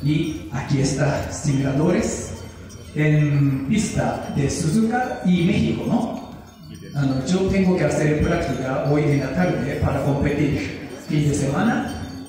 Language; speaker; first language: Spanish; non-native, learner; Japanese